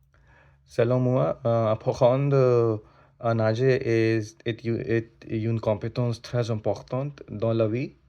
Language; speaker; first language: French; non-native, learner; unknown